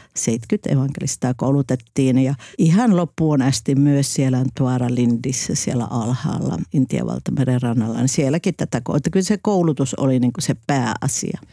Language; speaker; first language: Finnish; native; Finnish